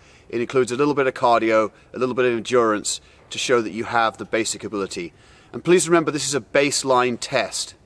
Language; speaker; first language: English; native; English